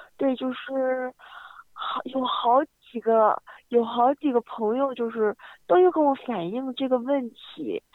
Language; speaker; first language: Chinese; native; Chinese